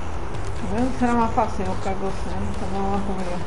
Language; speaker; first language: Spanish; native; Spanish